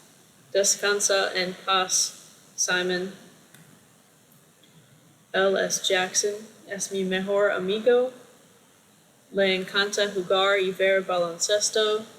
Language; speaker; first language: Spanish; non-native, learner; English